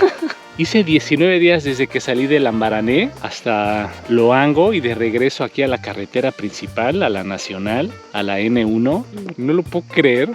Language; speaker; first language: Spanish; native; Spanish